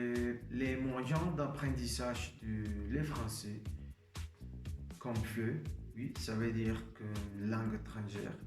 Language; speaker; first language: French; non-native, learner; Spanish